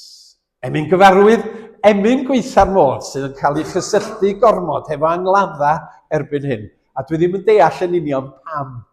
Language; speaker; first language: Welsh; native; Welsh